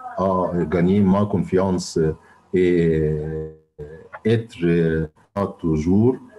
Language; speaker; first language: French; non-native, fluent; Arabic